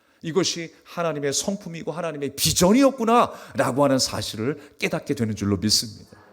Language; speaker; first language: Korean; native; Korean